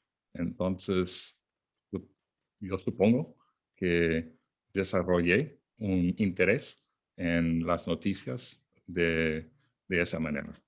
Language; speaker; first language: Spanish; non-native, fluent; English